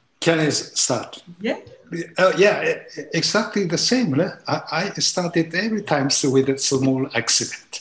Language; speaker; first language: English; non-native, learner; Japanese